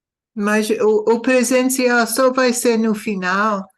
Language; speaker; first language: Portuguese; non-native, fluent; English